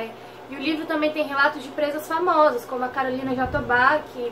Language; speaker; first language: Portuguese; native; Portuguese